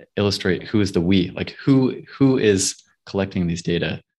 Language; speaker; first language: English; native; English